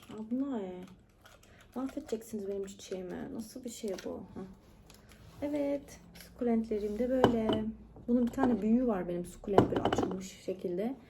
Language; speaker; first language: Turkish; early bilingual, heritage; Turkish